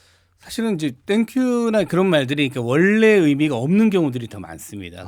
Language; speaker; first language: Korean; native; Korean